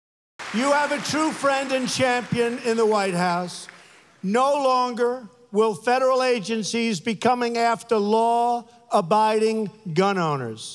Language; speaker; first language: English; native; English